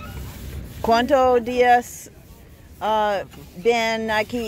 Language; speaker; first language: Spanish; non-native, learner; English